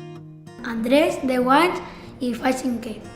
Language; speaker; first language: Catalan; non-native, local second language; Spanish